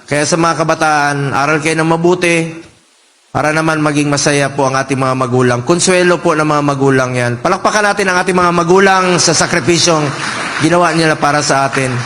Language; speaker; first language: Filipino; non-native, local second language; Cebuano